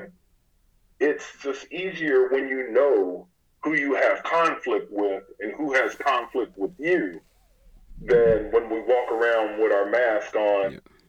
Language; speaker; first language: English; native; English